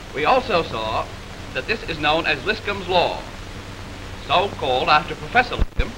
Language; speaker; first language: English; native; English